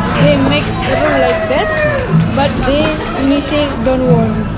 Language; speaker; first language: English; non-native, learner; Indonesian